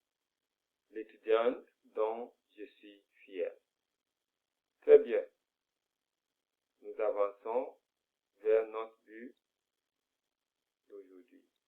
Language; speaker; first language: French; non-native, fluent; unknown